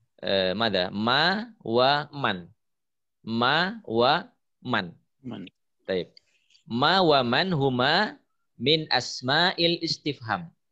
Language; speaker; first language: Arabic; non-native, fluent; Indonesian